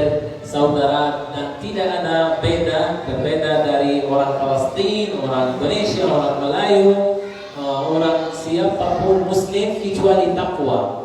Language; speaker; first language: Indonesian; non-native, learner; Arabic